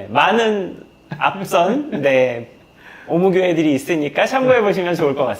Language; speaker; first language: Korean; native; Korean